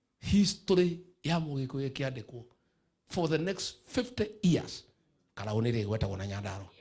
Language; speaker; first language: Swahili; non-native, local second language; Kikuyu